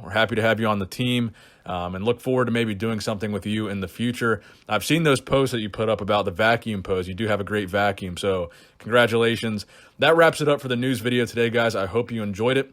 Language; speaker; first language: English; native; English